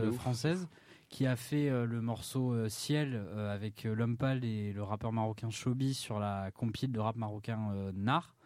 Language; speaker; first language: French; native; French